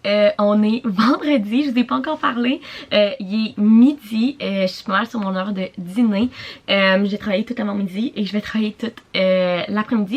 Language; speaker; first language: French; native; French